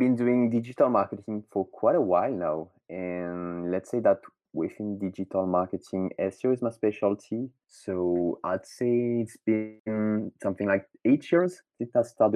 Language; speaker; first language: English; non-native, fluent; French